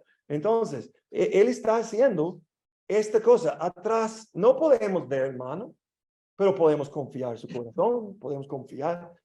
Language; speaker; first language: Spanish; non-native, learner; English